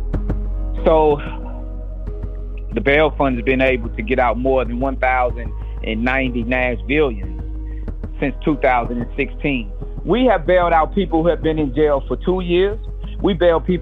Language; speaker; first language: English; native; English